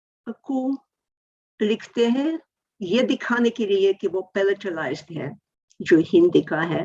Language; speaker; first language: Hindi; non-native, fluent; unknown